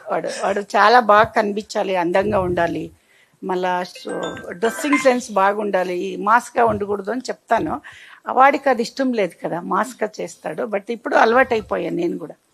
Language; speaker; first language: Telugu; early bilingual, other home language; Kannada